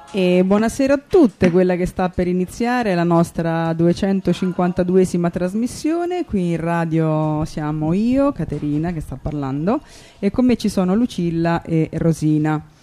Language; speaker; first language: Italian; native; Italian